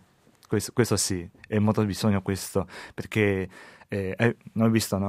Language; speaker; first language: Italian; non-native, learner; Chinese